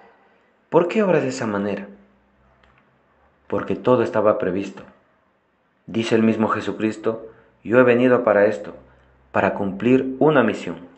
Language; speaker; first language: Spanish; non-native, fluent; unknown